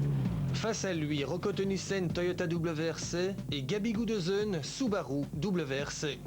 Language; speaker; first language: French; native; French